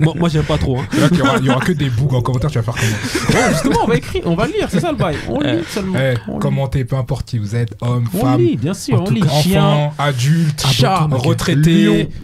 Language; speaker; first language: French; native; French